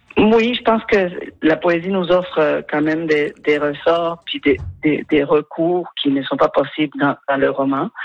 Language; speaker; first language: French; non-native, fluent; Spanish